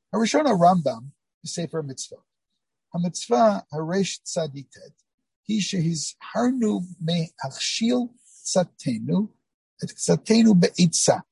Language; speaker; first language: Hebrew; non-native, fluent; English